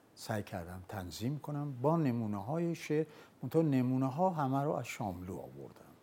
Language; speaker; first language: Persian; non-native, local second language; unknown